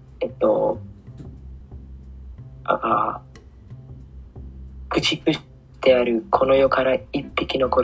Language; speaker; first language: Japanese; non-native, learner; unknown